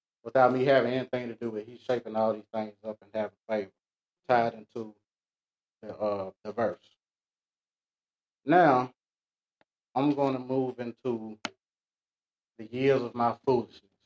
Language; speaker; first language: English; native; English